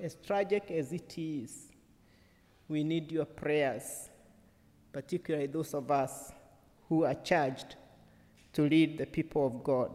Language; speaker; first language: English; non-native, local second language; Kikuyu